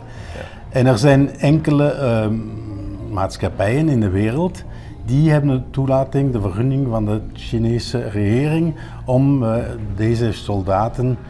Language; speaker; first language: Dutch; non-native, local second language; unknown